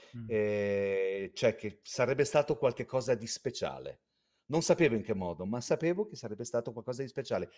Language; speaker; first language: Italian; native; Italian